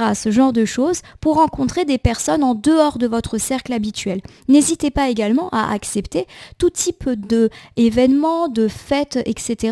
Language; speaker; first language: French; native; French